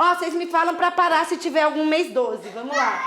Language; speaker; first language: Portuguese; native; Portuguese